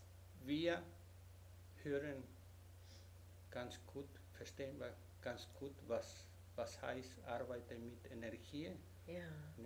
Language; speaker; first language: German; non-native, learner; Spanish